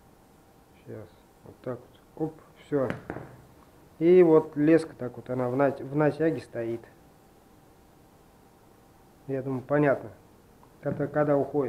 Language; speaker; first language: Russian; native; Russian